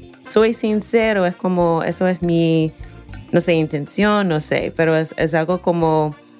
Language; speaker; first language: Spanish; non-native, fluent; English